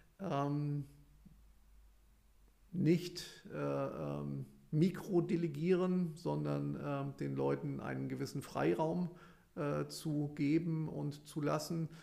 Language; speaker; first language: German; native; German